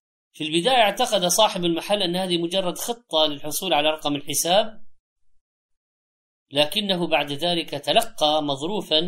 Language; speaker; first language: Arabic; native; Arabic